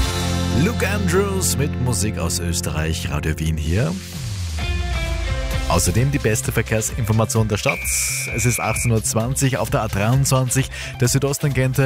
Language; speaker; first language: German; native; German